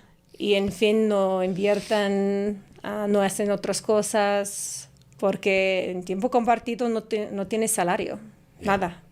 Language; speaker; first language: Spanish; non-native, fluent; English